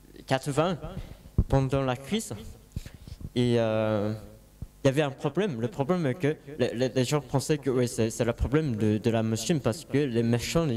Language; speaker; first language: French; non-native, learner; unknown